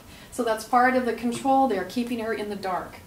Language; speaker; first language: English; native; English